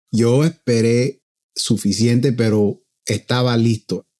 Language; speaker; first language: Spanish; early bilingual, heritage; Spanish